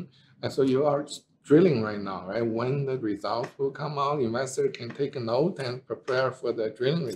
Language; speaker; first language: English; non-native, fluent; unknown